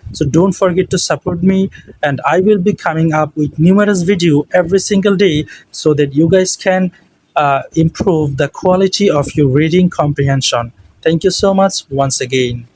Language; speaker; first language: English; non-native, local second language; Bangla